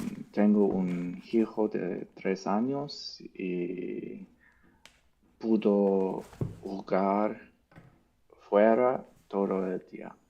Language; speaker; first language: Spanish; non-native, learner; English